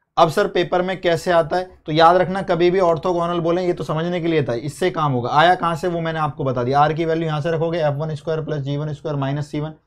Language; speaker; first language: Hindi; native; Hindi